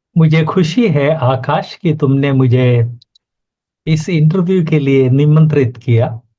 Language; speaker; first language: Hindi; native; Hindi